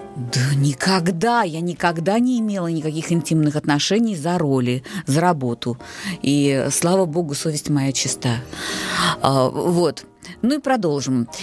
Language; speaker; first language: Russian; native; Russian